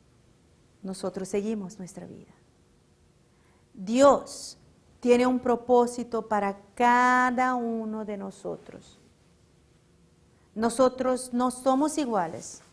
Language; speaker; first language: Spanish; non-native, fluent; Portuguese